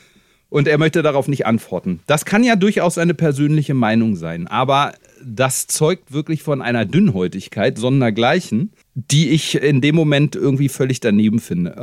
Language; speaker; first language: German; native; German